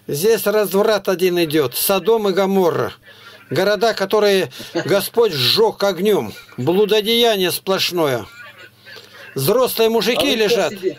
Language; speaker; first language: Russian; native; Russian